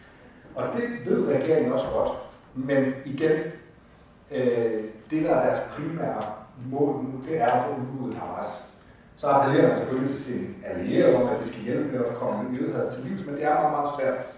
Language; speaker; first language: Danish; native; Danish